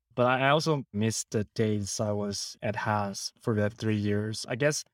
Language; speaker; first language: English; non-native, local second language; Cantonese